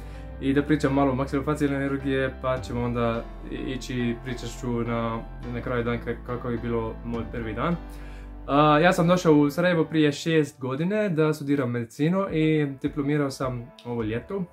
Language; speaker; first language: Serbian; non-native, learner; Arabic